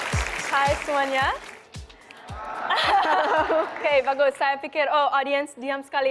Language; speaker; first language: Indonesian; non-native, local second language; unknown